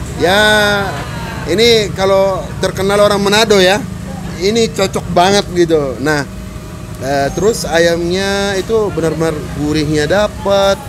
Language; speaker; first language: Indonesian; non-native, fluent; Arabic